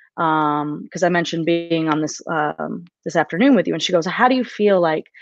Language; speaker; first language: English; native; English